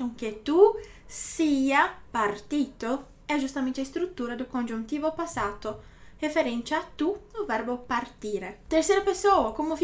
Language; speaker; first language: Portuguese; native; Portuguese